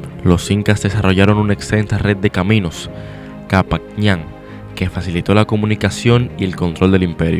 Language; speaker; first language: Spanish; native; Spanish